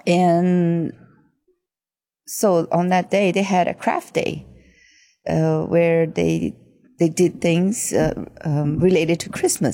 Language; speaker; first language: English; non-native, fluent; Japanese